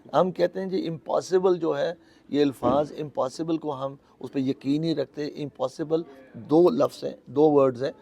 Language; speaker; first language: Urdu; non-native, local second language; Pahari-Potwari